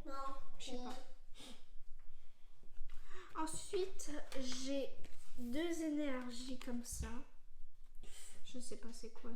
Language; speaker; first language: French; native; French